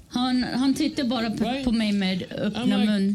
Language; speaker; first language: Swedish; non-native, fluent; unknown